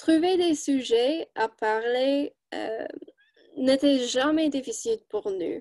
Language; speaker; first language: French; non-native, learner; English